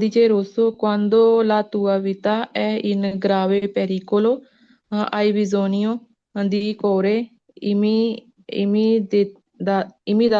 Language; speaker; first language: Italian; non-native, learner; Punjabi